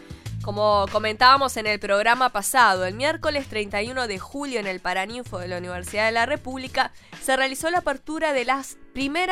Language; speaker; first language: Spanish; native; Spanish